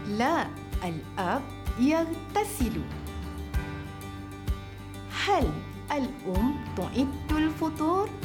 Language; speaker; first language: Arabic; non-native, fluent; Malay